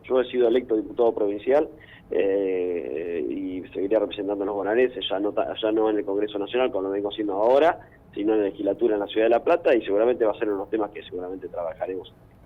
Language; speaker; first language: Spanish; native; Spanish